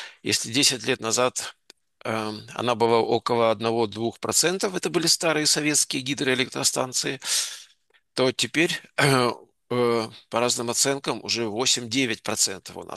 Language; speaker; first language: Russian; native; Russian